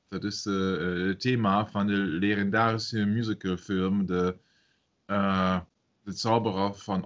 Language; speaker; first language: Dutch; non-native, fluent; German